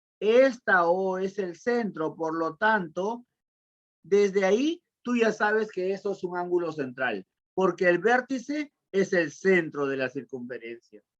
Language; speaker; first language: Spanish; native; Spanish